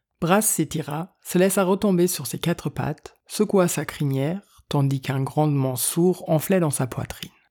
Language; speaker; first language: French; native; French